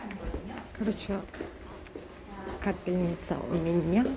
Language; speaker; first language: Russian; non-native, local second language; Kazakh